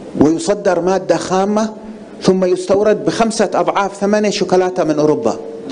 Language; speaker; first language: Arabic; native; Arabic